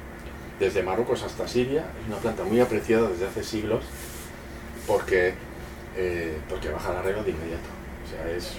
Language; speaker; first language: Spanish; native; Spanish